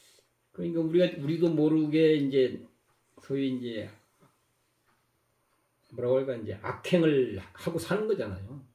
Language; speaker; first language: Korean; native; Korean